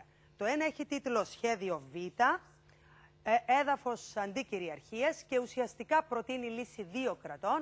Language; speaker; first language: Greek; native; Greek